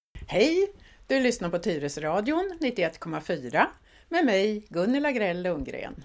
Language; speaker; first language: Swedish; native; Swedish